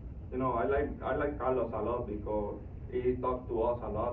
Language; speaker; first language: English; non-native, fluent; Spanish